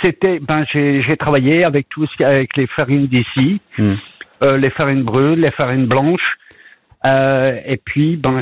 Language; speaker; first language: French; native; French